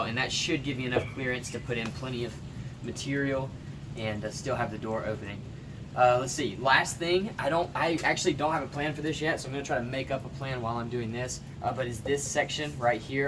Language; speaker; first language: English; native; English